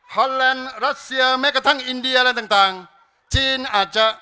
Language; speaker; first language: Thai; non-native, local second language; Malay